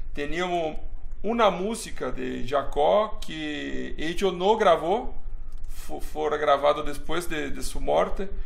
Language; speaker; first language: Spanish; non-native, fluent; Portuguese